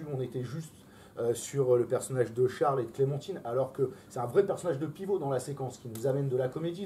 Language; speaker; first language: French; native; French